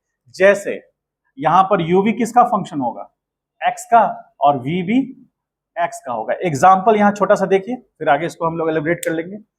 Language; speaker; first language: Hindi; native; Hindi